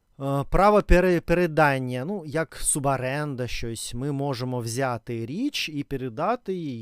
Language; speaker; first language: Ukrainian; non-native, learner; Russian